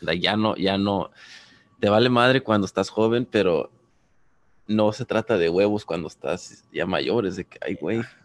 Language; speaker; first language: Spanish; early bilingual, heritage; Spanish